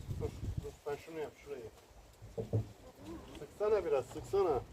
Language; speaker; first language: Turkish; native; Turkish